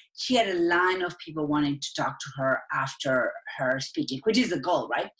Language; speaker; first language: English; non-native, fluent; Spanish